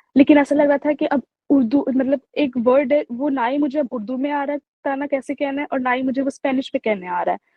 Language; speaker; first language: Urdu; native; Urdu